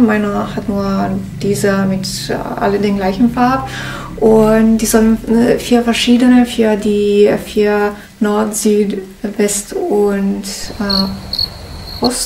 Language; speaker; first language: German; non-native, learner; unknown